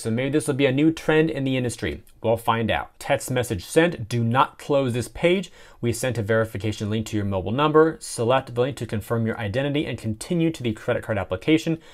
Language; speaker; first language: English; native; English